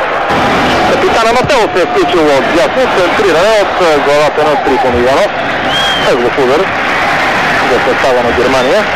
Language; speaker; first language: Bulgarian; native; Bulgarian